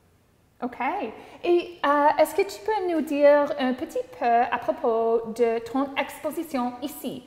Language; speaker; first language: French; non-native, local second language; English